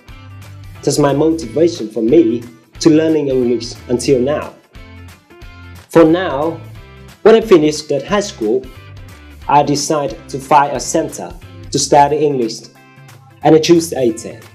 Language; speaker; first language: English; non-native, learner; Vietnamese